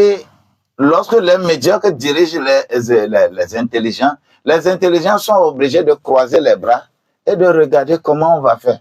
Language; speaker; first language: French; non-native, local second language; Ewe